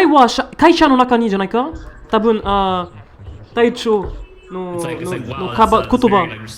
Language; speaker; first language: Japanese; non-native, learner; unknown